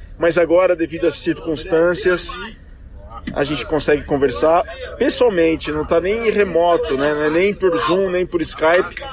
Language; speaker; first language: Portuguese; native; Portuguese